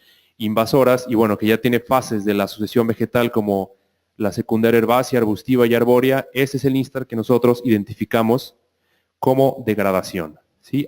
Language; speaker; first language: Spanish; native; Spanish